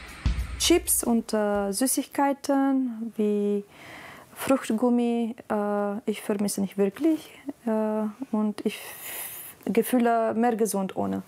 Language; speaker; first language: German; non-native, learner; Romanian